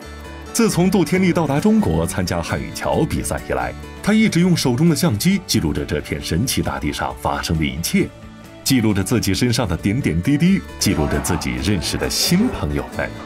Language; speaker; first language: Chinese; native; Chinese